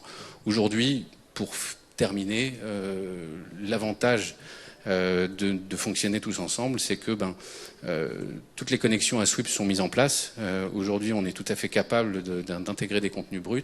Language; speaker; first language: French; native; French